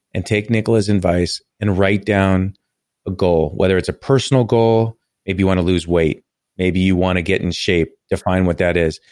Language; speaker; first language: English; native; English